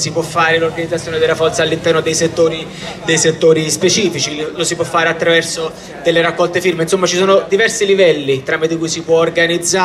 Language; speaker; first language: Italian; native; Italian